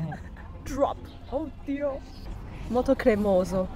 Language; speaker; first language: Italian; non-native, learner; Chinese